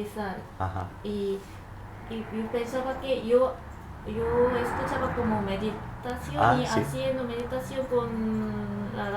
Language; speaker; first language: Spanish; non-native, learner; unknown